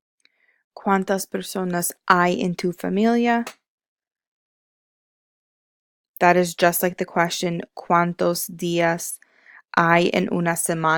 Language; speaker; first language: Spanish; non-native, fluent; English